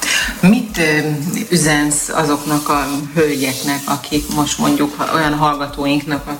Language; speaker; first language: Hungarian; native; Hungarian